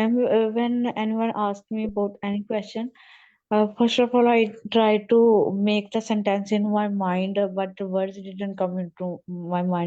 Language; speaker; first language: English; non-native, learner; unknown